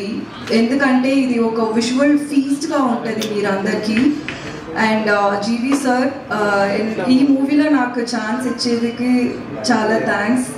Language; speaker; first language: Telugu; non-native, learner; Tamil